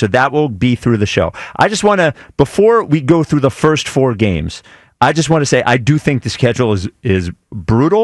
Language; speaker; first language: English; native; English